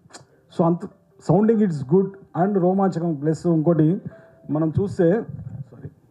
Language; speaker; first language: Telugu; native; Telugu